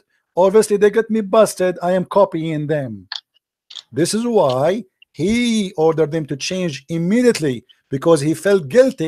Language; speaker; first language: English; non-native, fluent; Arabic